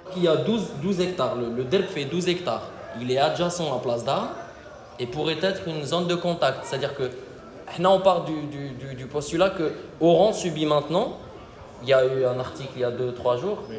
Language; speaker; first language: French; non-native, local second language; Arabic